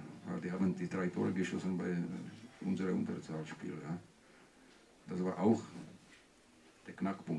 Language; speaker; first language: German; non-native, learner; Czech